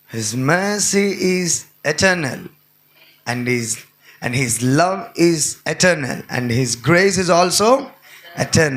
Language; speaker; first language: English; non-native, local second language; Telugu